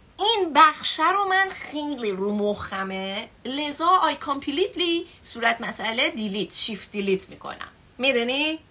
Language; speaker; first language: Persian; native; Persian